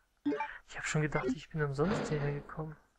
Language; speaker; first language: German; native; German